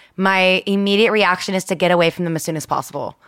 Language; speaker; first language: English; early bilingual, other home language; Spanish